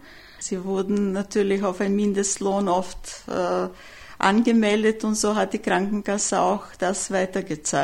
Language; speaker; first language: German; non-native, fluent; Serbian